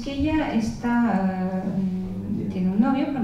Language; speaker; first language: Spanish; native; Spanish